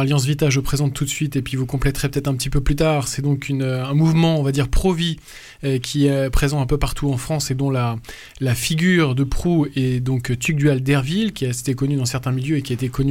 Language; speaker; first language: French; native; French